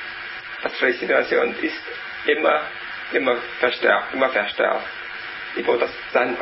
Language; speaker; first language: German; non-native, learner; Vietnamese